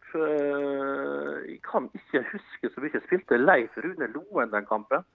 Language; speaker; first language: Norwegian; early bilingual, other home language; Dutch